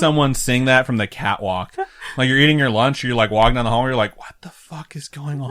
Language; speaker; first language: English; native; English